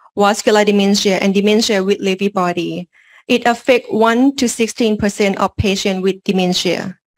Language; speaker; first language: English; non-native, learner; Lao